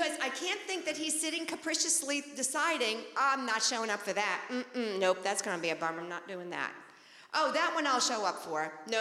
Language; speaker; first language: English; native; English